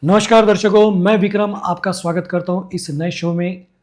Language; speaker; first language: Hindi; non-native, local second language; Marathi